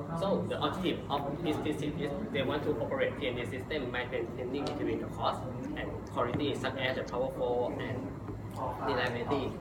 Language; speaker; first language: English; non-native, learner; Thai